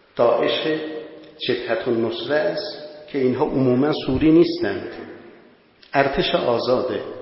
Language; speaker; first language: Persian; non-native, local second language; Azerbaijani